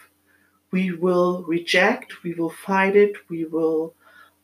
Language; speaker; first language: English; non-native, fluent; German